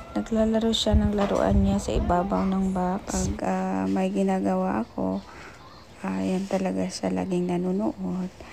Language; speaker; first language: Filipino; native; Filipino